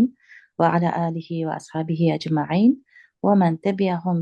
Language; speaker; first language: Arabic; non-native, fluent; Uzbek